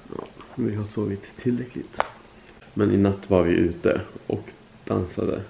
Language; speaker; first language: Swedish; native; Swedish